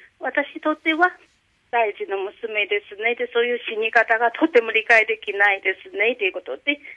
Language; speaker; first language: Japanese; non-native, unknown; Chinese